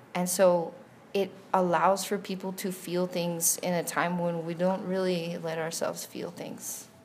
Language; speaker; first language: English; early bilingual, other home language; Spanish